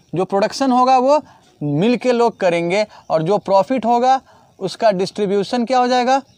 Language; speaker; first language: Hindi; native; Hindi